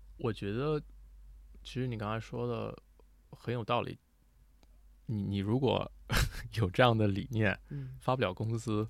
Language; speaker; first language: Chinese; early bilingual, heritage; Chinese